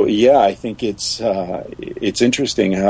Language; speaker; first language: English; native; English